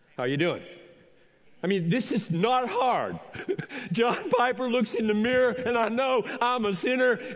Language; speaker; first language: English; native; English